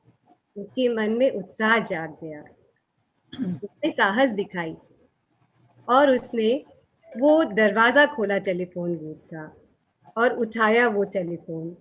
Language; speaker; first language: Hindi; native; Hindi